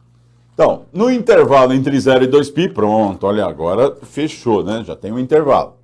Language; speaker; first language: Portuguese; native; Portuguese